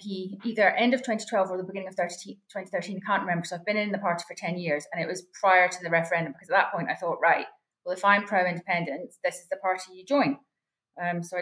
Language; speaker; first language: English; native; English